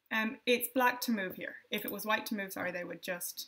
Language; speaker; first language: English; native; English